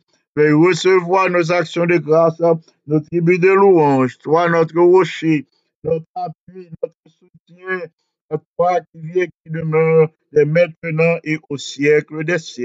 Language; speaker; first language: French; non-native, local second language; Haitian Creole